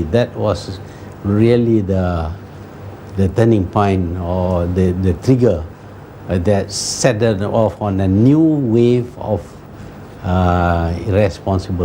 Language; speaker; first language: English; non-native, local second language; Malay